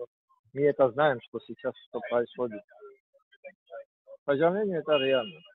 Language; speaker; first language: Russian; non-native, fluent; Georgian